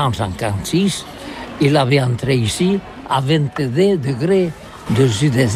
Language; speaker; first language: French; non-native, learner; Catalan